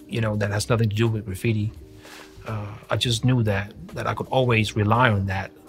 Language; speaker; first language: English; non-native, fluent; Danish